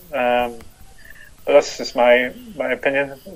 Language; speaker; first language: English; native; English